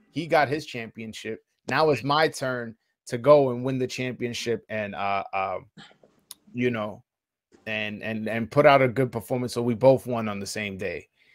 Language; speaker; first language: English; early bilingual, other home language; Spanish